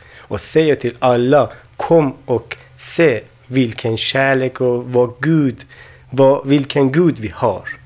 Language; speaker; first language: Swedish; non-native, learner; Persian